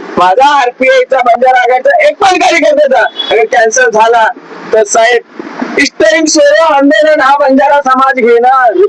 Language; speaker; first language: Marathi; non-native, local second language; Hindi